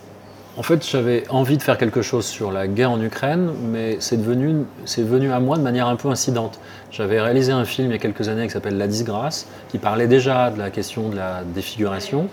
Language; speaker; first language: French; native; French